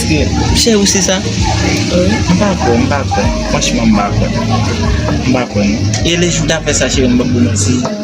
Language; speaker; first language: Haitian Creole; native; Haitian Creole